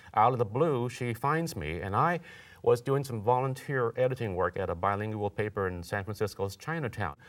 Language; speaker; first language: English; native; English